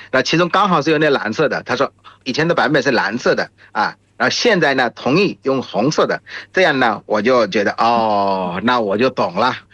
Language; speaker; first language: Chinese; non-native, fluent; Bangla